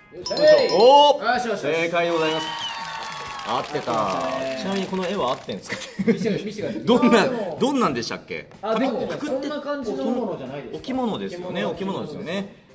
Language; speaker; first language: Japanese; native; Japanese